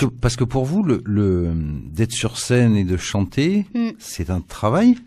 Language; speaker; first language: French; native; French